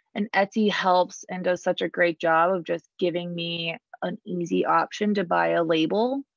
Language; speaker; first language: English; native; English